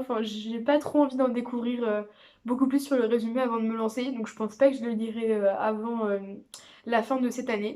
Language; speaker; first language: French; native; French